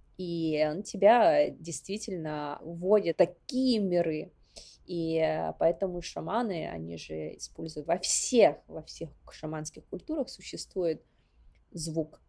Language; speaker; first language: Russian; non-native, local second language; Yakut